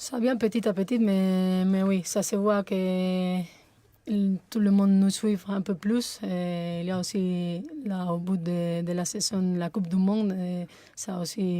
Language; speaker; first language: French; non-native, fluent; Spanish